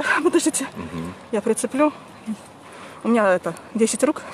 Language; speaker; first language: Russian; native; Russian